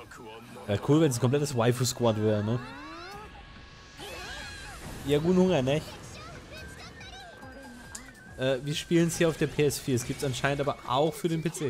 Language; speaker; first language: German; native; German